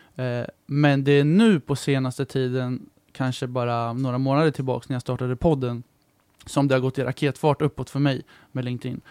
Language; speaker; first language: Swedish; native; Swedish